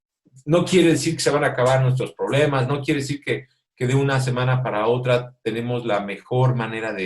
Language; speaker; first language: Spanish; native; Spanish